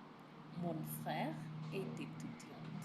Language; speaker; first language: French; non-native, fluent; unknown